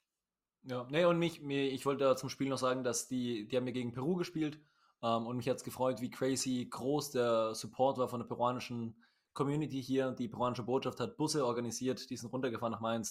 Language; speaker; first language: German; native; German